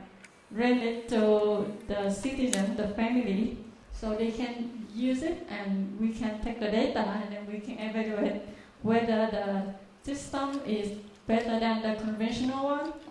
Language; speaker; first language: English; non-native, learner; Vietnamese